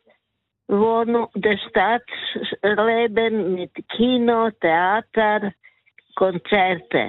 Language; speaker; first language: German; non-native, learner; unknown